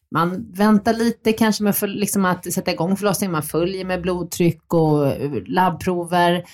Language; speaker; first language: Swedish; native; Swedish